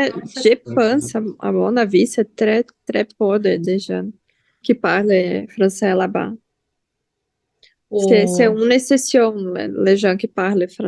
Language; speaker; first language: French; non-native, learner; Portuguese